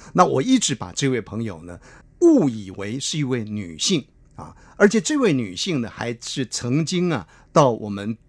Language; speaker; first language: Chinese; native; Chinese